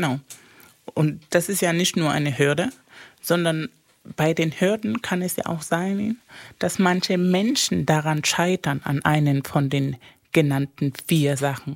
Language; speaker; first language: German; non-native, fluent; Spanish